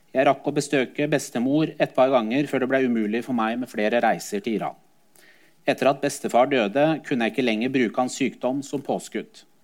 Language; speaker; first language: Norwegian; early bilingual, other home language; Persian